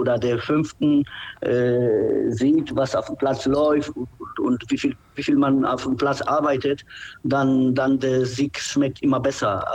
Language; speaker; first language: German; non-native, fluent; Polish